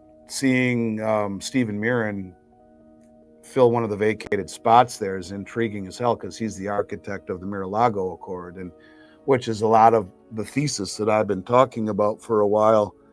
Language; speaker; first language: English; native; English